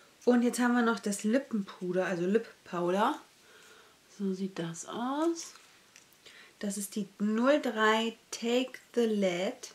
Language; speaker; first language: German; native; German